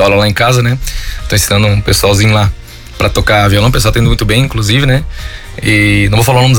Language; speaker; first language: Portuguese; native; Portuguese